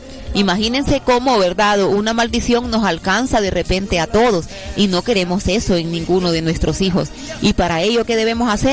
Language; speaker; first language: Spanish; native; Spanish